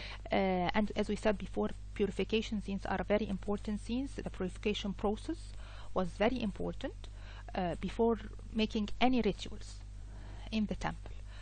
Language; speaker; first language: English; non-native, fluent; Arabic